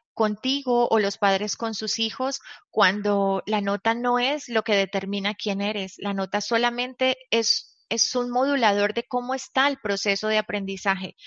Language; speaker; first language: Spanish; native; Spanish